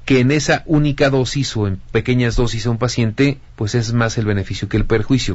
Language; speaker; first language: Spanish; native; Spanish